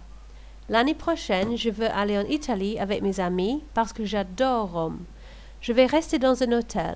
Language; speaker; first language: French; non-native, learner; English